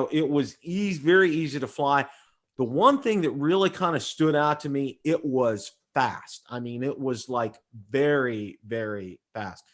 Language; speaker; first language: English; native; English